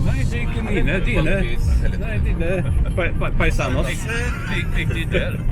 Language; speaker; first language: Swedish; non-native, learner; Polish